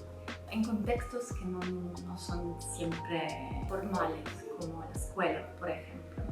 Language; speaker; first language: Spanish; non-native, fluent; Italian